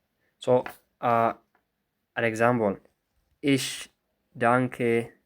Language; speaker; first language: German; non-native, fluent; Somali